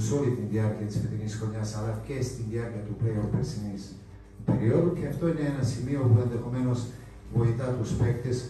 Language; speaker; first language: Greek; non-native, fluent; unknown